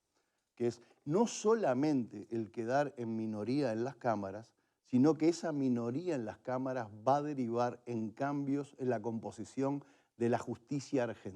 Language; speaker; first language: Spanish; native; Spanish